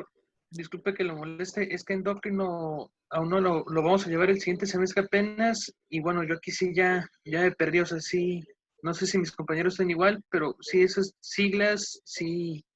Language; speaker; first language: Spanish; native; Spanish